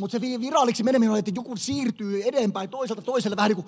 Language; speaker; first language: Finnish; native; Finnish